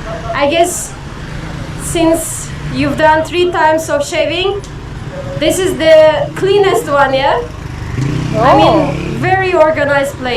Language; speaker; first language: English; non-native, fluent; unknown